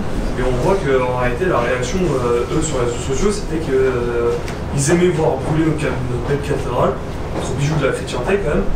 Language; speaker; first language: French; native; French